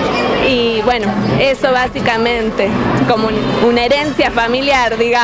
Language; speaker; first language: Spanish; native; Spanish